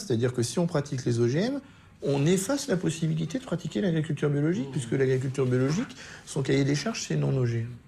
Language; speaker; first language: French; native; French